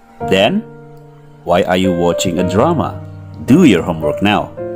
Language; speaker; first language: English; non-native, fluent; Indonesian